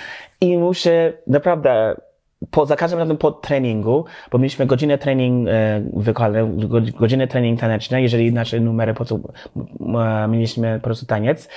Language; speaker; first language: Polish; non-native, learner; English